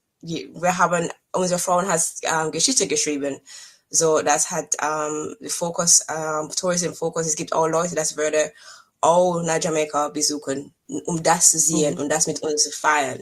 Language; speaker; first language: German; non-native, fluent; English